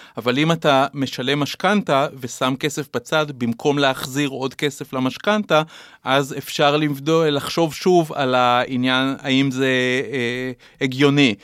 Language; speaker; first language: Hebrew; native; Hebrew